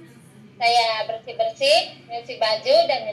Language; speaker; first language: Indonesian; non-native, local second language; Javanese